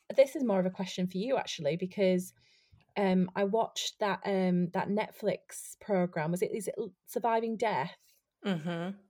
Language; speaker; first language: English; native; English